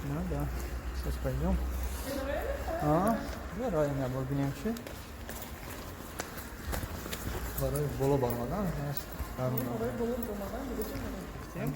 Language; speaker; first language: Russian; non-native, local second language; Tajik